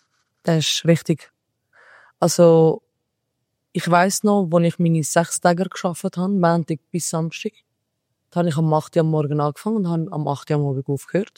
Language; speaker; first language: German; early bilingual, other home language; Albanian